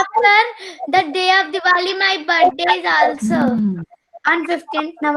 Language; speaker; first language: English; non-native, learner; Hindi